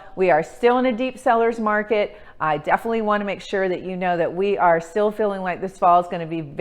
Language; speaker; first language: English; native; English